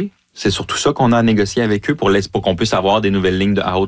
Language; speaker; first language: French; native; French